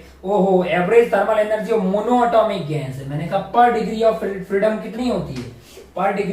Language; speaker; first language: Hindi; native; Hindi